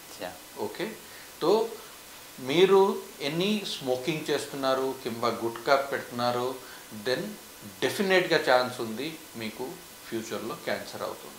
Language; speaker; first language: Telugu; non-native, fluent; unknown